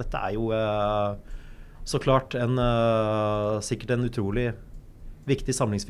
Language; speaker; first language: Norwegian; native; Norwegian